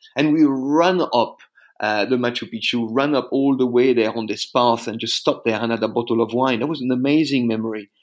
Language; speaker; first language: English; non-native, fluent; French